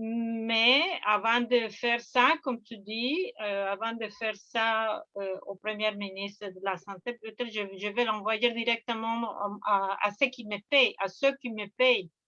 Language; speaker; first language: French; non-native, fluent; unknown